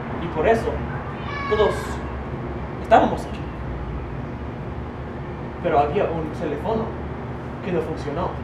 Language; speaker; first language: Spanish; non-native, learner; English